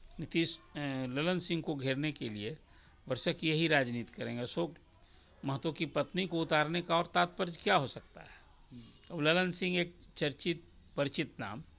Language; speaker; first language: Hindi; native; Hindi